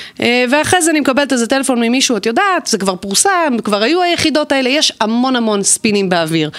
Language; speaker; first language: Hebrew; native; Hebrew